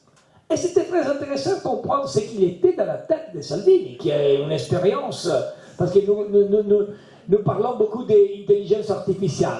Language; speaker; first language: French; non-native, learner; Italian